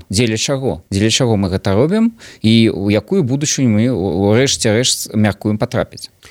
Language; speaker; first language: Belarusian; non-native, local second language; Russian